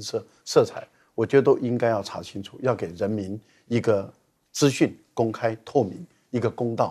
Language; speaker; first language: Chinese; native; Chinese